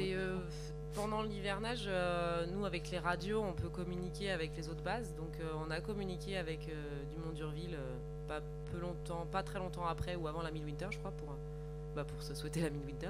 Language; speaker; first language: French; native; French